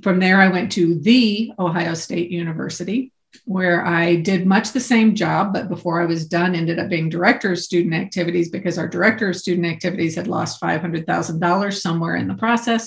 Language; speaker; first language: English; native; English